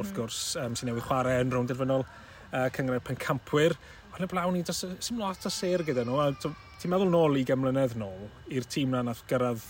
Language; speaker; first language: Welsh; native; Welsh